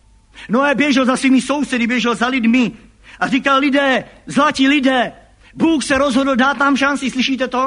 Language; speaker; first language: Czech; native; Czech